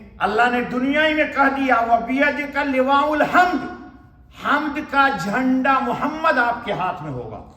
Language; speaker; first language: Urdu; native; Urdu